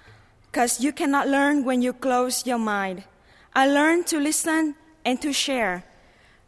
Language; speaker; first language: English; non-native, fluent; Vietnamese